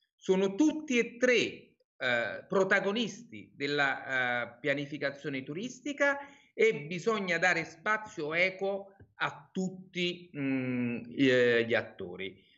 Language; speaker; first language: Italian; native; Italian